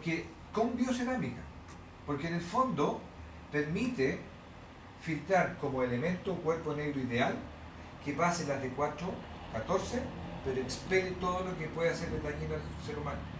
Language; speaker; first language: Spanish; native; Spanish